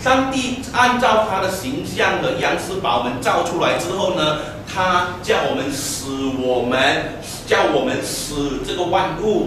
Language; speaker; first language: Chinese; native; Chinese